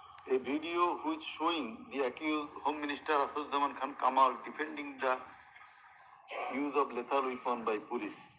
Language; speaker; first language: English; non-native, local second language; Bangla